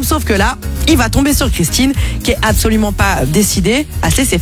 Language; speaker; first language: French; native; French